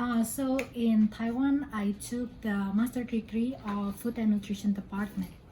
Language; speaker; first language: English; non-native, learner; Indonesian